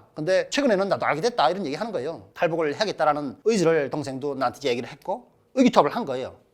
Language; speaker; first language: Korean; native; Korean